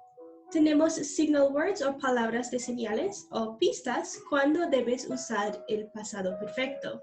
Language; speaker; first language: Spanish; non-native, fluent; English